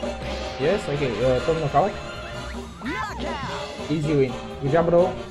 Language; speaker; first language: English; non-native, learner; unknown